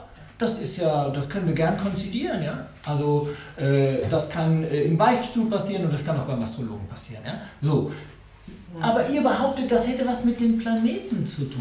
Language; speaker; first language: German; native; German